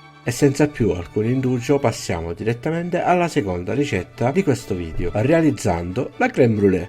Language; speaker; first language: Italian; native; Italian